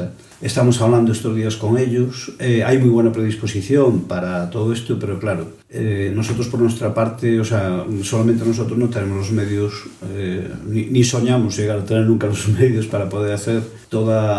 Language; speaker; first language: Spanish; native; Spanish